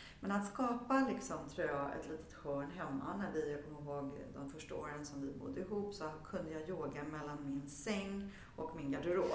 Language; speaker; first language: Swedish; early bilingual, heritage; Swedish